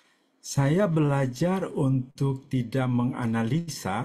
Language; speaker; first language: Indonesian; native; Indonesian